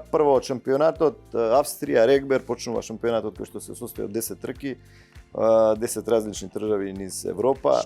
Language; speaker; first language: Macedonian; native; Macedonian